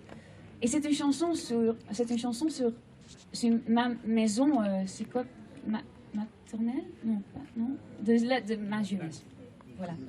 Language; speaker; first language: French; non-native, fluent; Dutch